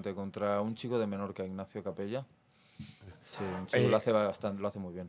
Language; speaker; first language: Spanish; native; Spanish